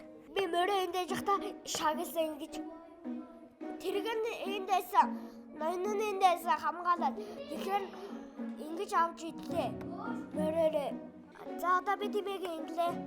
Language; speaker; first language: Mongolian; native; Mongolian